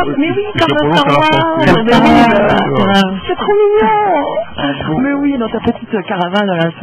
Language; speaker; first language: French; native; French